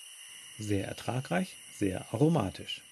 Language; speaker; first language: German; native; German